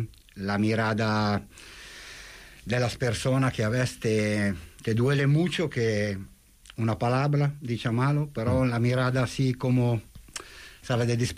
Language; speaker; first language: Spanish; non-native, fluent; Italian